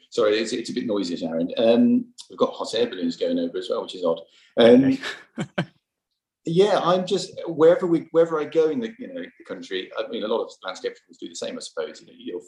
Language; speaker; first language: English; native; English